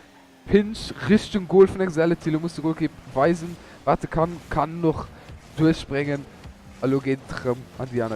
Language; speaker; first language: German; non-native, local second language; Luxembourgish